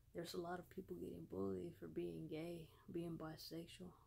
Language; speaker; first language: English; early bilingual, other home language; Spanish